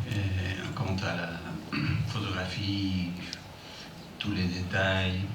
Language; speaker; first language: French; non-native, fluent; English